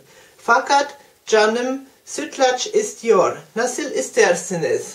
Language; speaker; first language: Turkish; non-native, learner; German